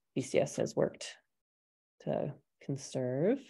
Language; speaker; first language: English; native; English